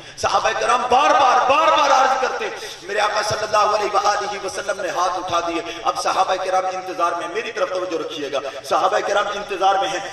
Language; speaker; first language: Urdu; non-native, local second language; Saraiki